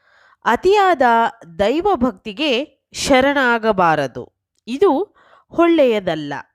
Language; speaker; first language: Kannada; native; Kannada